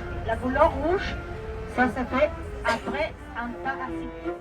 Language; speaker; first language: French; non-native, fluent; Spanish